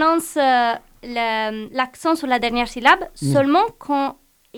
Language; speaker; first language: French; non-native, fluent; Italian